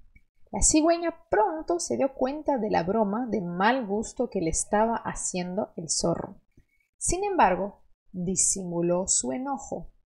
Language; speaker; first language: Spanish; non-native, fluent; Portuguese